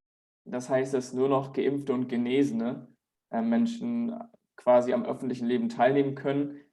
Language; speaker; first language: German; native; German